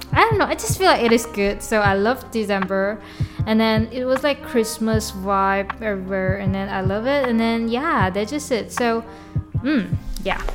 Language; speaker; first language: English; non-native, local second language; Chinese